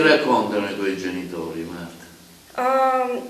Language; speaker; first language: Italian; native; Italian